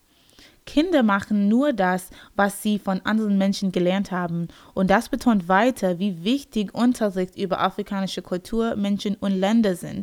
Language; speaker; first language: German; non-native, learner; English